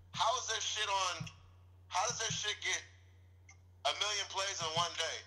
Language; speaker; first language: English; native; English